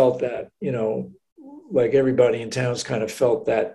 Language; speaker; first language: English; native; English